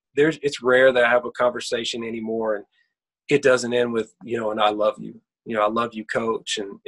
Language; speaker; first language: English; native; English